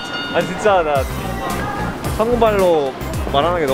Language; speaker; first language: Korean; early bilingual, heritage; English